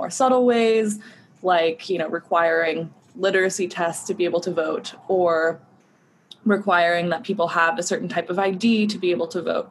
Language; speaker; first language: English; native; English